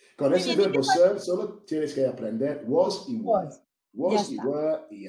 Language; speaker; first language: Spanish; non-native, fluent; English